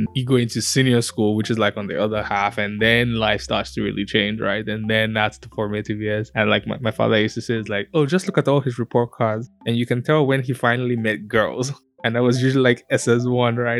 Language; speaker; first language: English; non-native, local second language; Yoruba